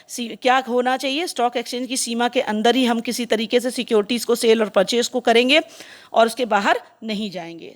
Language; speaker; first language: Hindi; native; Hindi